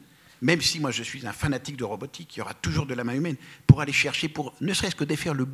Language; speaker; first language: French; native; French